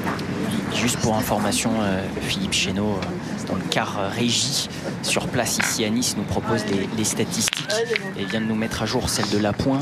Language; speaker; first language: French; native; French